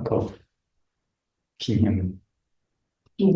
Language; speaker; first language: Vietnamese; non-native, learner; English